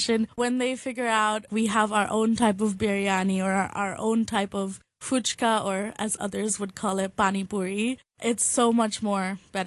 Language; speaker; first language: English; non-native, local second language; Bangla